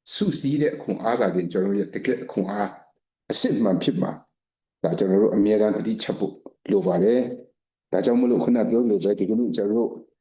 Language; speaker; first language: Burmese; non-native, local second language; Kachin